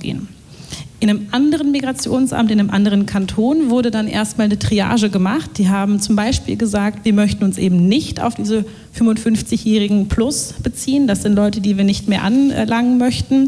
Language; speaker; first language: German; native; German